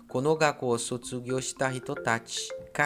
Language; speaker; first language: Japanese; non-native, fluent; Portuguese